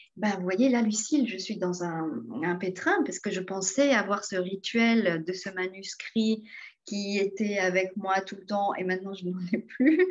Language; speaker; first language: French; non-native, local second language; Morisyen